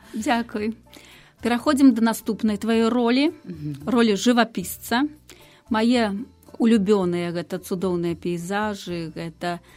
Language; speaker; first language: Belarusian; native; Belarusian